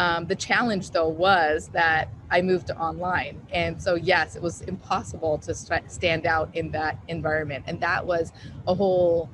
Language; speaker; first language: English; native; English